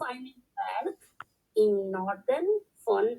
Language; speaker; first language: German; non-native, learner; Bangla